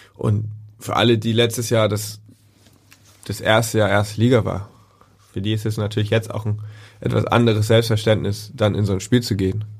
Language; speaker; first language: German; native; German